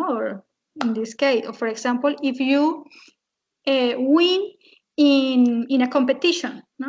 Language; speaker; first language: English; non-native, fluent; Spanish